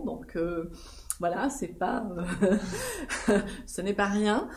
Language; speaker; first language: French; native; French